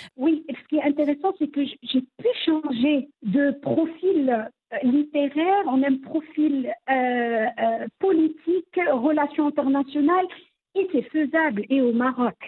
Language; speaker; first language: French; non-native, local second language; Arabic